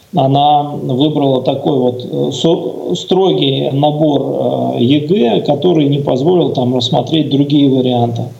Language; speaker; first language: Russian; native; Russian